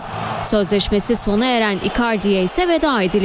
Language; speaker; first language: Turkish; native; Turkish